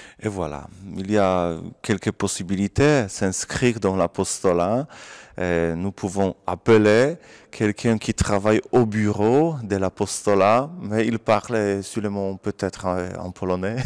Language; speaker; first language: French; non-native, fluent; Polish